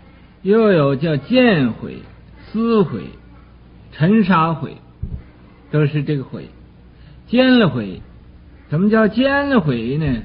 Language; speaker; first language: Chinese; native; Chinese